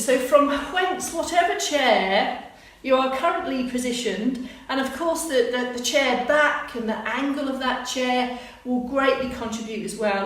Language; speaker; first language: English; native; English